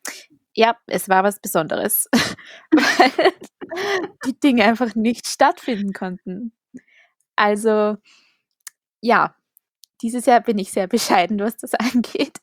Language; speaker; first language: German; native; German